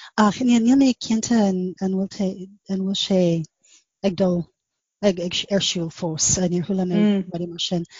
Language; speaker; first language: Irish; non-native, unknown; English